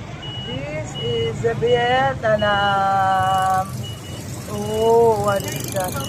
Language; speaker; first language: English; non-native, local second language; Filipino